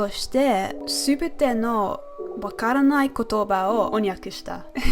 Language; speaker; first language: Japanese; non-native, learner; English